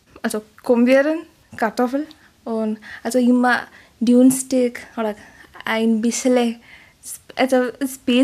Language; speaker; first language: German; non-native, learner; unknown